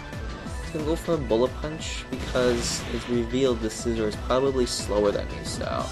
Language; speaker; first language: English; native; English